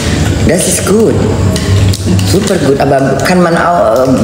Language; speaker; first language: German; non-native, learner; Indonesian